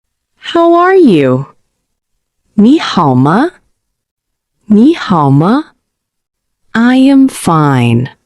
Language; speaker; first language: Chinese; non-native, learner; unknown